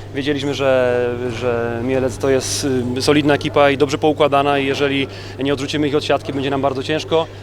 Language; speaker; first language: Polish; native; Polish